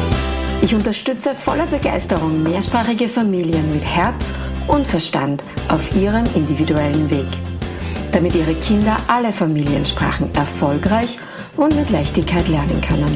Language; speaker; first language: German; native; German